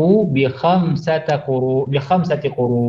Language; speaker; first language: Arabic; non-native, fluent; Malay